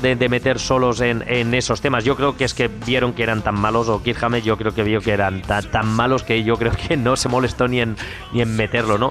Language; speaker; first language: Spanish; native; Spanish